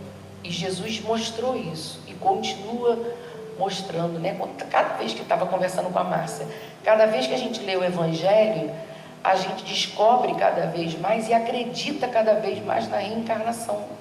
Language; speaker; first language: Portuguese; native; Portuguese